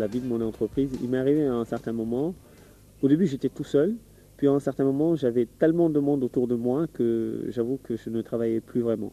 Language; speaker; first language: French; non-native, local second language; Wolof